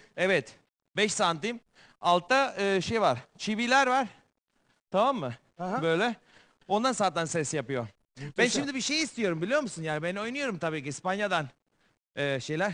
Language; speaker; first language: Turkish; non-native, learner; Spanish